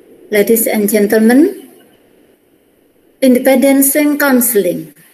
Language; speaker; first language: English; non-native, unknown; Indonesian